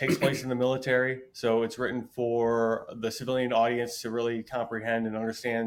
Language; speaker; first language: English; native; English